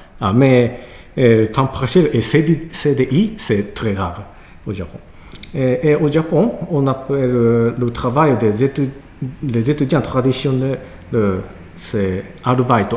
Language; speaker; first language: French; non-native, learner; Japanese